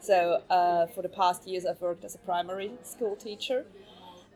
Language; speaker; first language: English; non-native, fluent; German